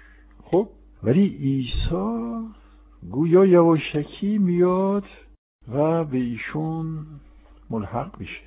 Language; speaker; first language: Persian; non-native, fluent; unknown